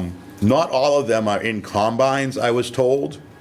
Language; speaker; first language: English; native; English